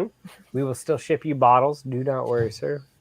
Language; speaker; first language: English; native; English